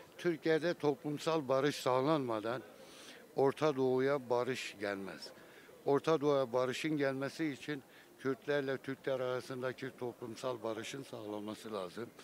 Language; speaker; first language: Turkish; non-native, local second language; Kurdish